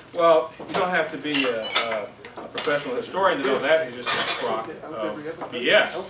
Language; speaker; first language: English; native; English